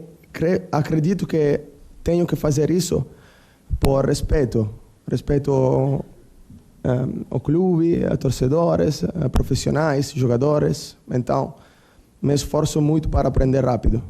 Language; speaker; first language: Portuguese; non-native, learner; Italian